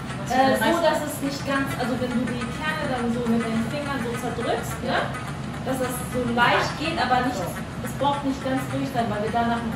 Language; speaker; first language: German; early bilingual, other home language; Persian